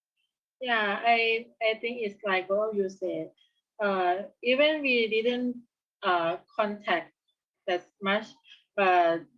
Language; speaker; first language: English; non-native, learner; Thai